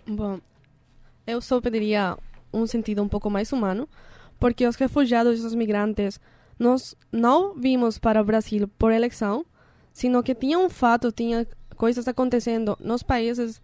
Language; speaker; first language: Portuguese; non-native, learner; Spanish